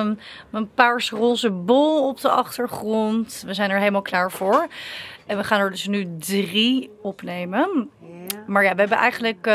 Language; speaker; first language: Dutch; native; Dutch